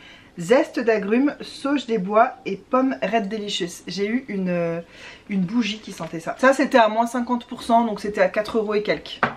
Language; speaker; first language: French; native; French